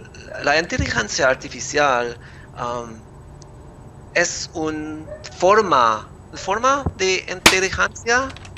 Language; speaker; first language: Spanish; non-native, learner; English